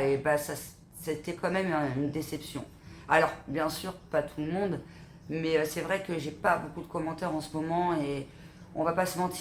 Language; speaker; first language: French; native; French